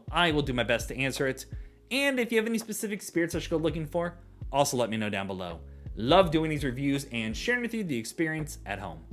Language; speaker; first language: English; native; English